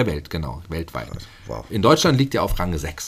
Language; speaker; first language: German; native; German